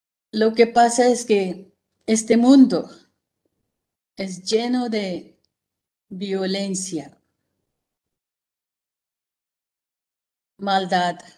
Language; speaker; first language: Spanish; non-native, fluent; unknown